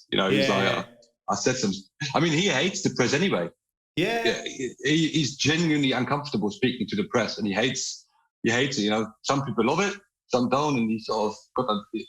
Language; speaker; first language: English; non-native, fluent; German